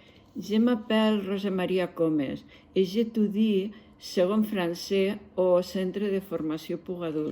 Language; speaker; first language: French; non-native, learner; Catalan